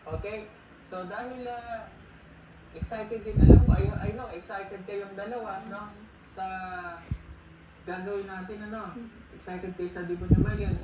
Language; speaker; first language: Filipino; native; Filipino